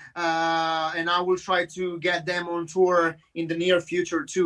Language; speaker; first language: English; non-native, fluent; Italian